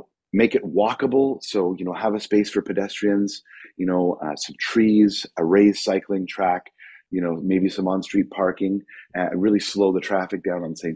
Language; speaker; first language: English; native; English